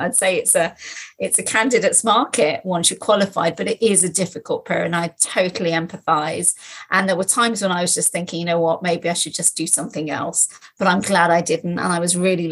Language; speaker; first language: English; native; English